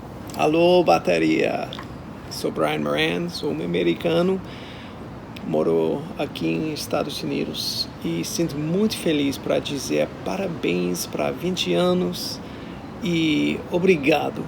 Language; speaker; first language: Portuguese; non-native, learner; English